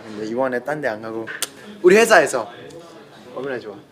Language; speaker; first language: Korean; native; Korean